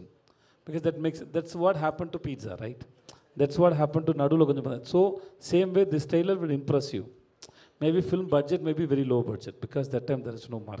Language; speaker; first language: Telugu; non-native, learner; Tamil